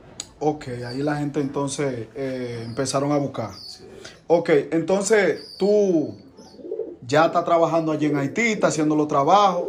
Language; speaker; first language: Spanish; native; Spanish